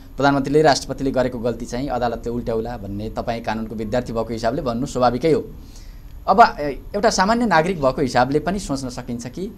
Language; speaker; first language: Nepali; native; Nepali